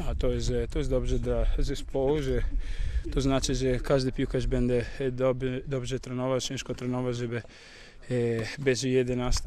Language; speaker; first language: Polish; non-native, fluent; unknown